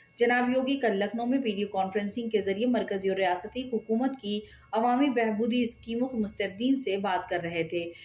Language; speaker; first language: Urdu; native; Urdu